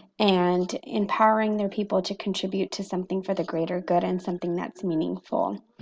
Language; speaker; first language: English; native; English